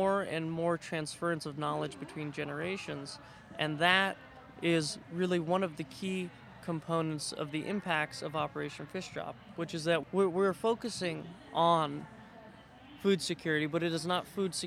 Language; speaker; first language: English; native; English